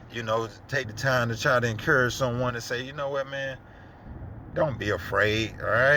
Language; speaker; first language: English; native; English